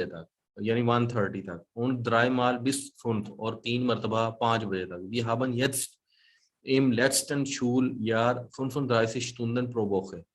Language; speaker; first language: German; non-native, fluent; Urdu